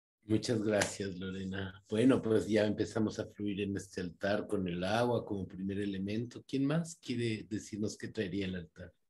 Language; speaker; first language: Spanish; native; Spanish